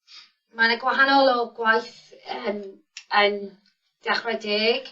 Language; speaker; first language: Welsh; non-native, local second language; English